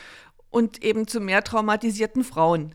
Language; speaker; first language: German; native; German